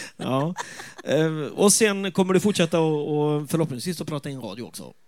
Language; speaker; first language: Swedish; native; Swedish